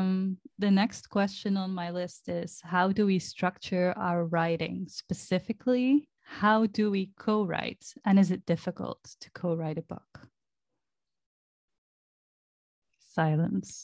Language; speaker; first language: English; non-native, fluent; Dutch